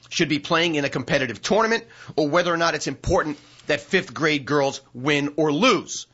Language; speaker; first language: English; native; English